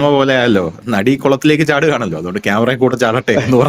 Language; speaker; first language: Malayalam; native; Malayalam